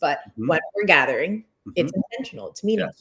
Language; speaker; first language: English; native; English